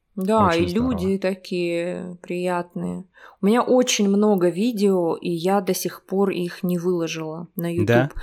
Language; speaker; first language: Russian; native; Russian